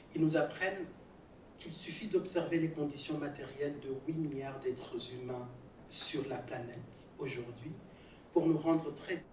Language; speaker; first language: French; non-native, local second language; Swahili